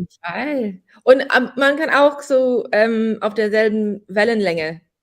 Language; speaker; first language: German; non-native, fluent; English